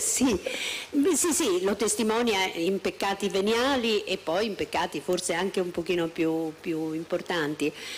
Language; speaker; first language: Italian; native; Italian